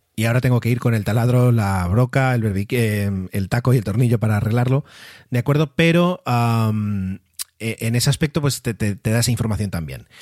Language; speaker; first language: Spanish; native; Spanish